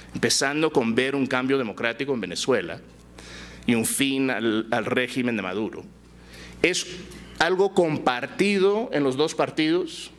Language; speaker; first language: Spanish; early bilingual, heritage; Spanish